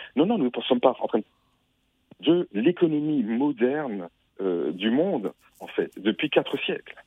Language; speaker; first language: French; native; French